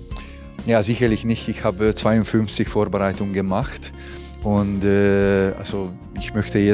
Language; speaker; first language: German; non-native, fluent; Hungarian